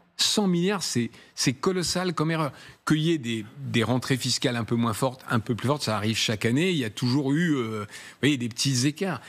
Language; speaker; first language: French; native; French